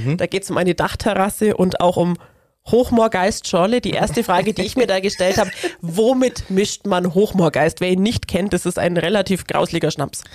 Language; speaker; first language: German; native; German